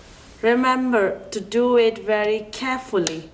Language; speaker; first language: English; non-native, learner; Chinese